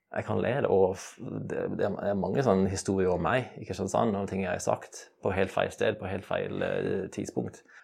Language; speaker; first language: Norwegian; non-native, fluent; English